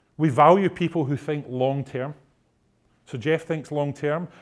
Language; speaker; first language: English; native; English